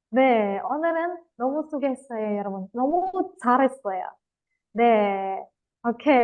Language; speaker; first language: Korean; non-native, fluent; Indonesian